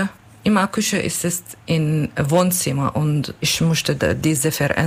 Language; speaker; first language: German; non-native, learner; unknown